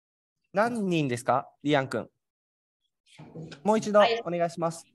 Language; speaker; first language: Japanese; native; Japanese